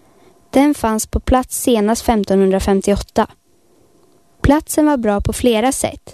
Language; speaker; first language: Swedish; native; Swedish